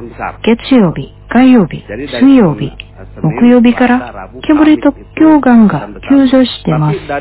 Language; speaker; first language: Japanese; non-native, fluent; Indonesian